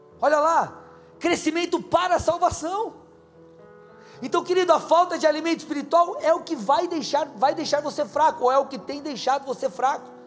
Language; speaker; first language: Portuguese; native; Portuguese